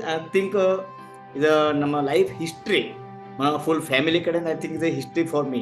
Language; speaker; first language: Kannada; non-native, local second language; Gujarati